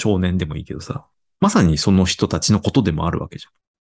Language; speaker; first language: Japanese; native; Japanese